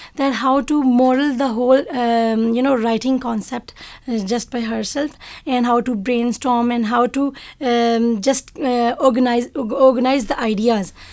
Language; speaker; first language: English; non-native, local second language; Urdu